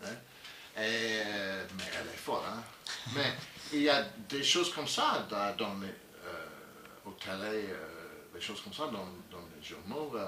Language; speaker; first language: French; non-native, learner; English